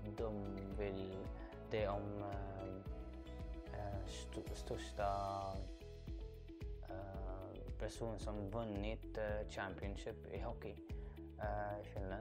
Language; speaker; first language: Swedish; non-native, learner; Arabic